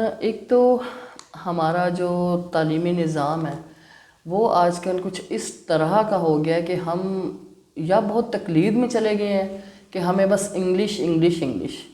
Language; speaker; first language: Urdu; non-native, local second language; Punjabi